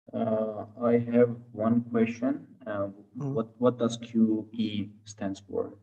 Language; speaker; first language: English; non-native, fluent; Armenian